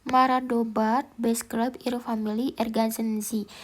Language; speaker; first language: German; non-native, fluent; Indonesian